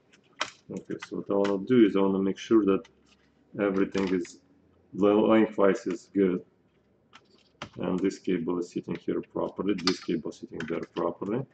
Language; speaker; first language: English; non-native, fluent; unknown